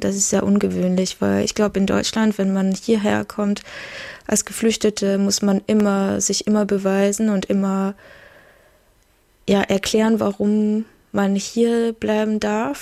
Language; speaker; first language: German; non-native, fluent; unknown